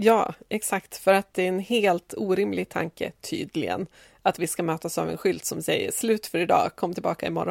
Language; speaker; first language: Swedish; native; Swedish